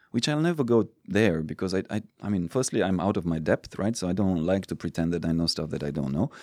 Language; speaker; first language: English; non-native, fluent; Romanian